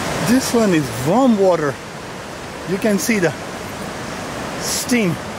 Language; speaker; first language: English; non-native, local second language; Urdu